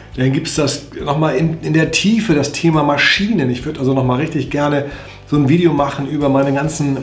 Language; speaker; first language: German; native; German